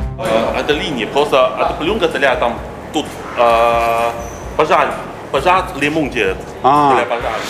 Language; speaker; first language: Russian; non-native, learner; Chinese